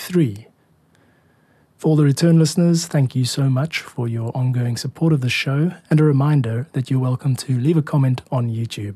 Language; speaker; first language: English; native; English